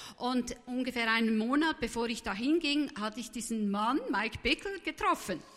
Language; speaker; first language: German; native; German